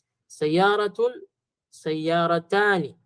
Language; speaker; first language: Arabic; non-native, fluent; Filipino